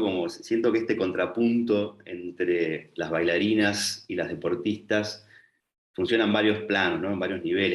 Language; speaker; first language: Spanish; native; Spanish